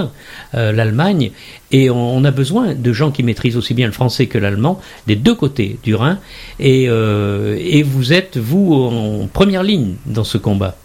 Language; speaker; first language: French; native; French